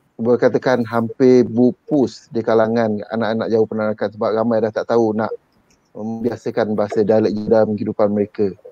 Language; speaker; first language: Malay; native; Malay